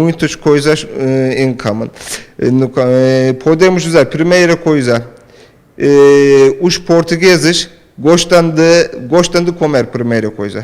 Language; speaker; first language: Portuguese; non-native, fluent; Turkish